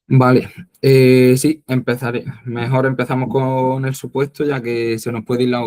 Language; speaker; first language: Spanish; native; Spanish